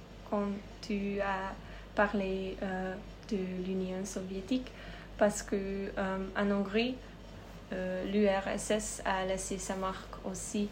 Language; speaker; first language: French; non-native, learner; Hungarian